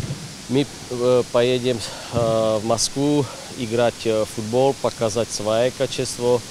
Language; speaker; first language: Russian; non-native, fluent; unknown